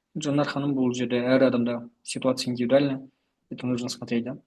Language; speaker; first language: Russian; non-native, local second language; Kazakh